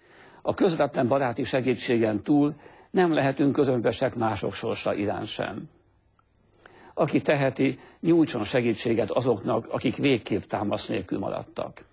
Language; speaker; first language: Hungarian; native; Hungarian